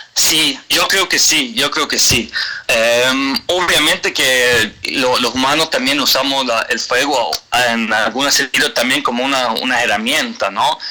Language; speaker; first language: Spanish; non-native, fluent; Swedish